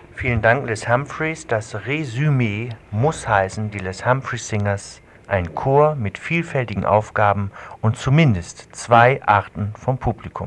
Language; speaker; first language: German; native; German